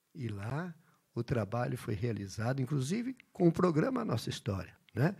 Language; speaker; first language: Portuguese; early bilingual, other home language; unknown